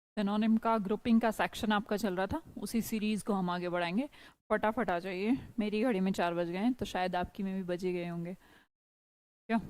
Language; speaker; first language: Hindi; native; Hindi